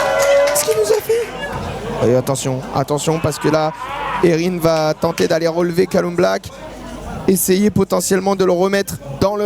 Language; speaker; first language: French; native; French